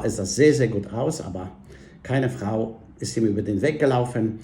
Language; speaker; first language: German; non-native, fluent; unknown